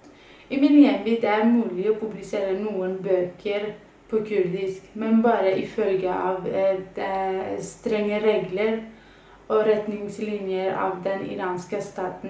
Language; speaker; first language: Norwegian; non-native, fluent; Kurdish